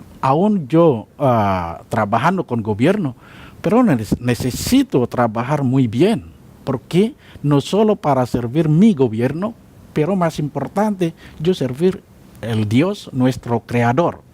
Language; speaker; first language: Spanish; non-native, learner; Indonesian